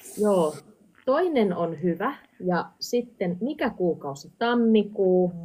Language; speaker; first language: Finnish; native; Finnish